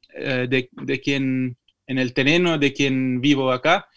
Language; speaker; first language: Spanish; non-native, fluent; French